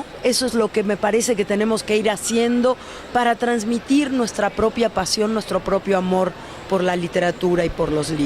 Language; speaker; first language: Spanish; native; Spanish